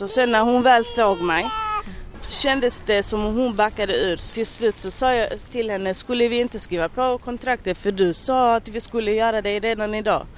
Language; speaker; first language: Swedish; early bilingual, other home language; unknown